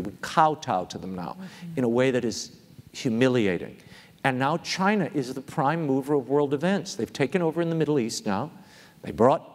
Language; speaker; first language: English; native; English